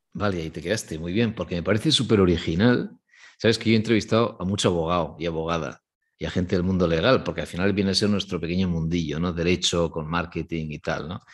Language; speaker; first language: Spanish; native; Spanish